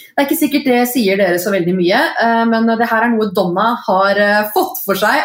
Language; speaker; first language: Norwegian; native; Norwegian